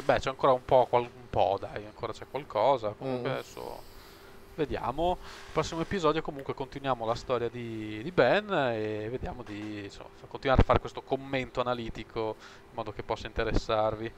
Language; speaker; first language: Italian; native; Italian